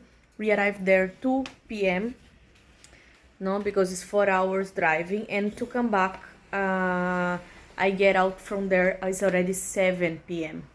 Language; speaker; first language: English; non-native, learner; Portuguese